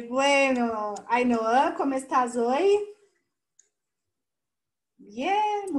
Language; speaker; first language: Spanish; non-native, fluent; Portuguese